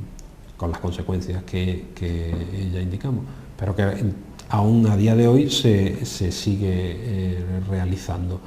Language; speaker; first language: Spanish; native; Spanish